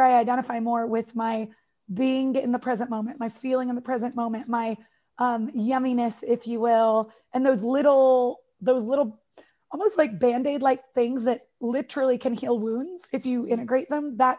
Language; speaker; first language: English; native; English